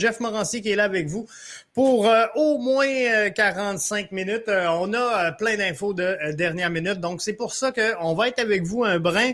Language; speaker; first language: French; native; French